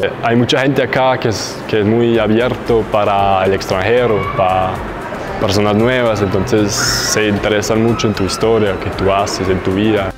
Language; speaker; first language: Spanish; non-native, fluent; German